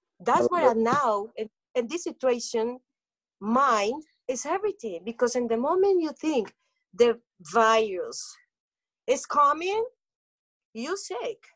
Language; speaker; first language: English; non-native, learner; Spanish